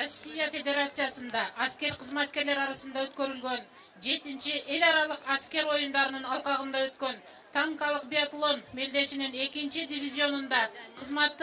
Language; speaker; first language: Kyrgyz; native; Kyrgyz